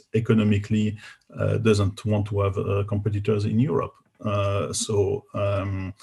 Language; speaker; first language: English; non-native, fluent; French